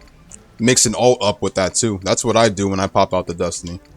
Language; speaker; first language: English; native; English